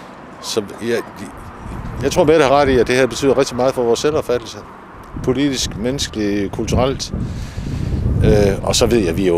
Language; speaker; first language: Danish; native; Danish